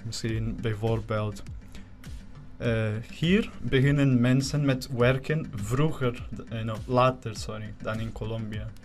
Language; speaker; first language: Dutch; non-native, learner; Spanish